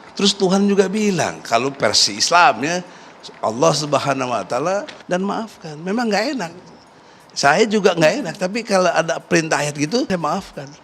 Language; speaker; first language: Indonesian; native; Indonesian